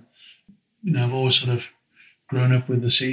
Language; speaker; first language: English; native; English